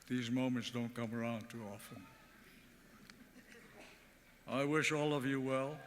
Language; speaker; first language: English; early bilingual, other home language; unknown